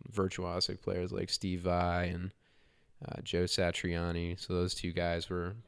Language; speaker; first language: English; native; English